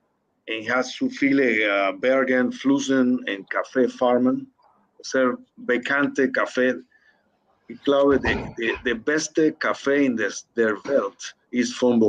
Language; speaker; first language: German; non-native, learner; Spanish